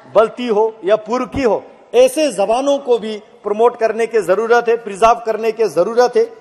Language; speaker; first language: Hindi; native; Hindi